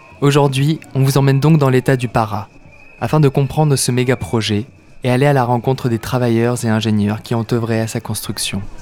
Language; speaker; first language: French; native; French